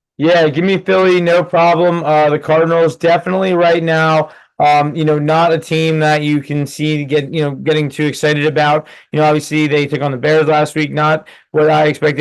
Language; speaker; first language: English; native; English